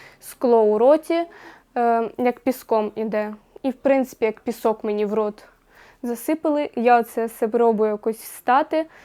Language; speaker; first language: Ukrainian; non-native, local second language; Russian